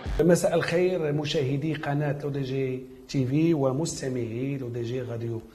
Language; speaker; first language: Arabic; native; Arabic